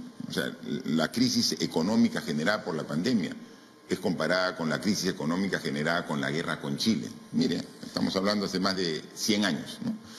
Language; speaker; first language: Spanish; native; Spanish